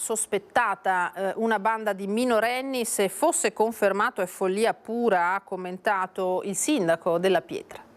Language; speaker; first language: Italian; native; Italian